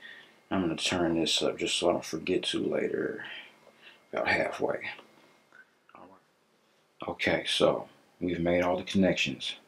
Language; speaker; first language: English; native; English